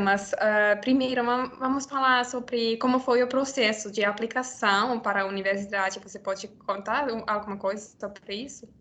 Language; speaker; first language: Portuguese; non-native, learner; Finnish